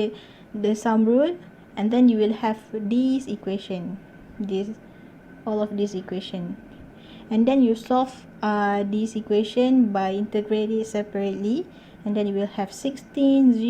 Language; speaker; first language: English; non-native, local second language; Malay